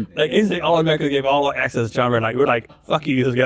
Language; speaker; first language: English; native; English